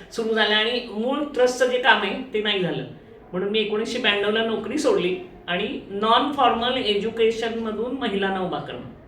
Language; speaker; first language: Marathi; native; Marathi